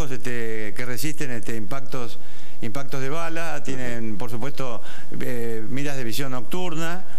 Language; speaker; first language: Spanish; native; Spanish